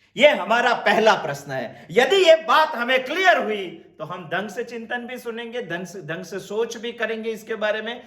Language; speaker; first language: Hindi; non-native, local second language; Gujarati